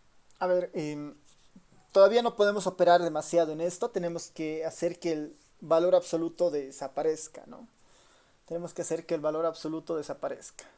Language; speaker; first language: Spanish; native; Spanish